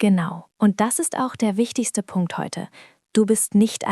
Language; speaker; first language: German; non-native, fluent; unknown